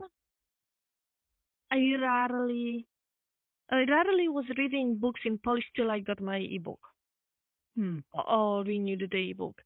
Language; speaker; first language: English; non-native, fluent; Polish